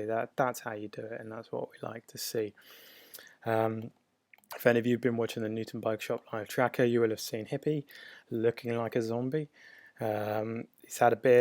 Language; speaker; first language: English; native; English